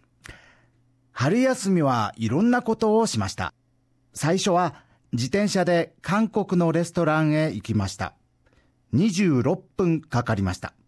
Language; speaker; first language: Japanese; native; Japanese